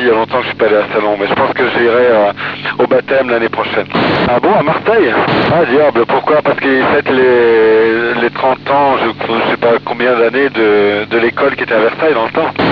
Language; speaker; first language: French; native; French